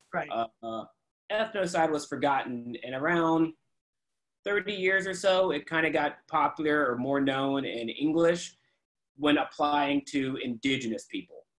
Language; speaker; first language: English; native; English